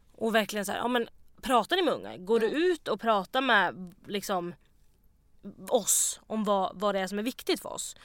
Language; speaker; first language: Swedish; native; Swedish